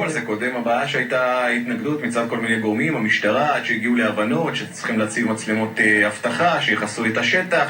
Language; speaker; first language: Hebrew; native; Hebrew